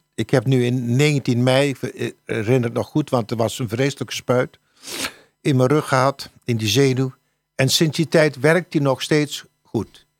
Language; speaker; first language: Dutch; native; Dutch